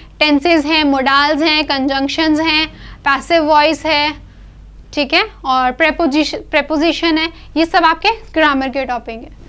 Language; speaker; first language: Hindi; native; Hindi